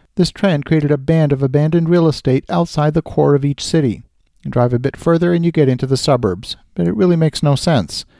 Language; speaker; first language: English; native; English